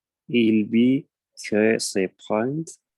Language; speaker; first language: French; non-native, learner; Spanish